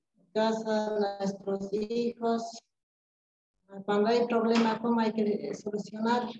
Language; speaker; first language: Spanish; non-native, local second language; Quechua